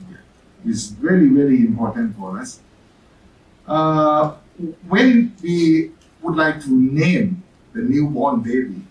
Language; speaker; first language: English; non-native, fluent; Thai